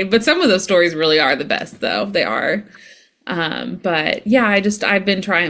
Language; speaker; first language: English; native; English